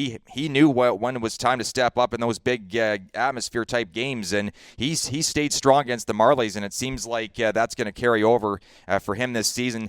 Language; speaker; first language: English; native; English